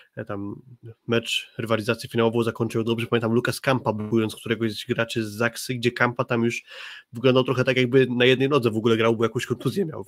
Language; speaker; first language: Polish; native; Polish